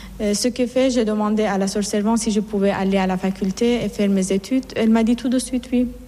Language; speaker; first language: French; non-native, fluent; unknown